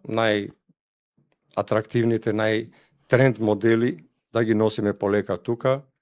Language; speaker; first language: Macedonian; non-native, local second language; Albanian